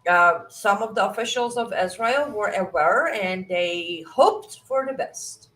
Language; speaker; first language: English; non-native, fluent; Persian